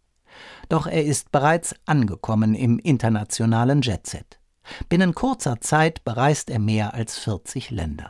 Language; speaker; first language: German; native; German